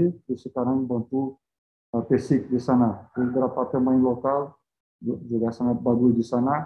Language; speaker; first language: Indonesian; non-native, fluent; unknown